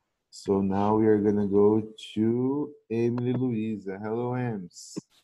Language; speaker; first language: English; non-native, fluent; Portuguese